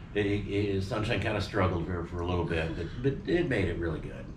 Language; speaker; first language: English; native; English